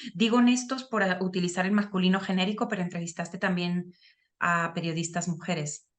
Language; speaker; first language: Spanish; native; Spanish